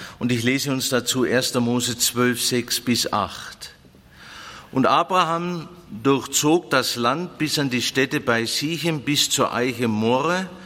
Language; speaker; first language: German; native; German